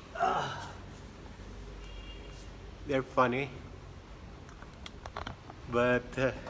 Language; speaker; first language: English; non-native, local second language; Filipino